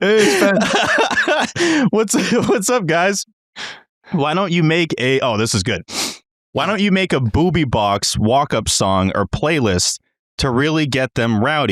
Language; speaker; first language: English; native; English